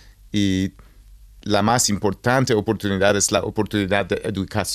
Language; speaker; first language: Spanish; non-native, learner; English